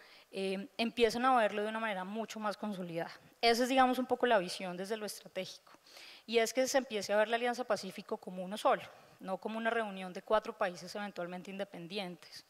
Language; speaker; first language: Spanish; native; Spanish